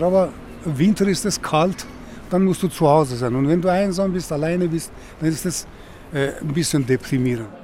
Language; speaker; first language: German; non-native, fluent; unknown